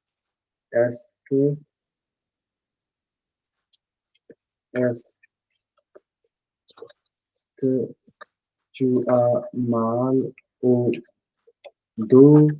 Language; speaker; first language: French; non-native, fluent; Punjabi